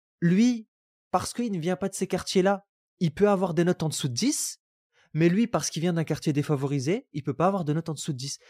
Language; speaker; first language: French; non-native, local second language; Arabic